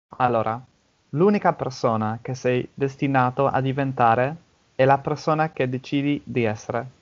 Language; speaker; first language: Italian; non-native, learner; English